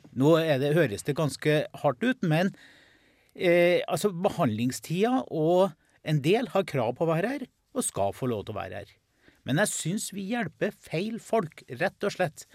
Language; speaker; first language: Norwegian; native; Norwegian